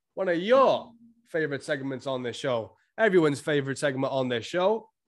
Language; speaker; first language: English; native; English